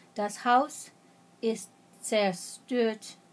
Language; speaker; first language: German; non-native, learner; English